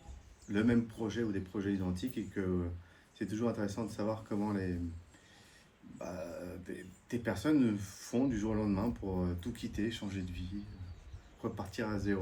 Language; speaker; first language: French; native; French